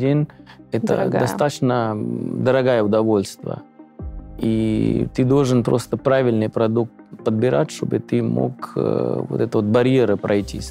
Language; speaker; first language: Russian; non-native, fluent; Punjabi